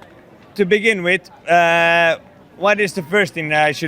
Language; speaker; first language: English; non-native, fluent; Polish